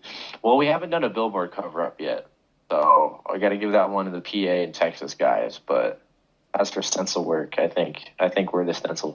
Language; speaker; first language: English; native; English